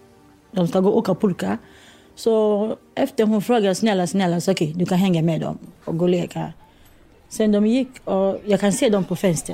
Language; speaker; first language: Swedish; non-native, learner; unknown